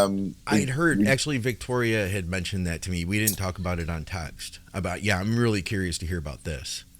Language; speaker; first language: English; native; English